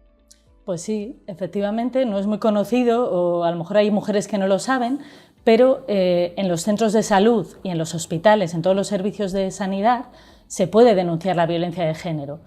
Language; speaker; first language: Spanish; native; Spanish